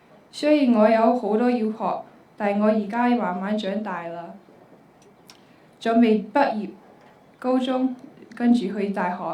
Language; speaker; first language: Cantonese; early bilingual, heritage; Cantonese